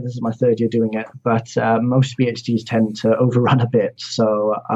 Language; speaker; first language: English; native; English